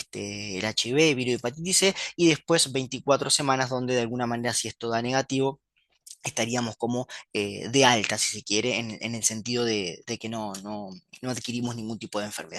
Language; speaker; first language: Spanish; native; Spanish